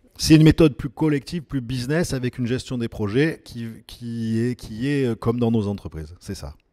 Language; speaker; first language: French; native; French